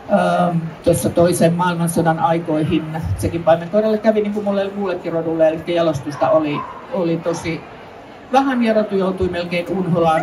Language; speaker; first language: Finnish; native; Finnish